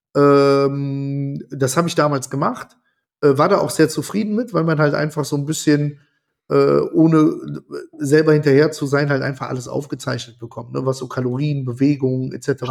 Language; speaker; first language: German; early bilingual, other home language; Italian